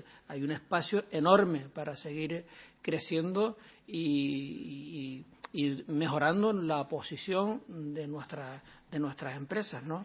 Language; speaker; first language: Spanish; native; Spanish